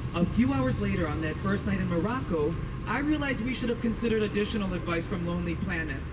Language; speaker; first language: English; native; English